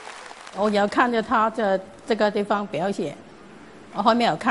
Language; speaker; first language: Chinese; non-native, local second language; Cantonese